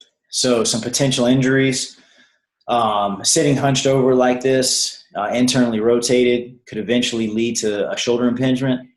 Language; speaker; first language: English; native; English